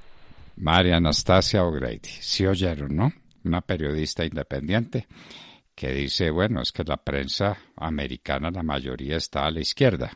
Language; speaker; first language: Spanish; native; Spanish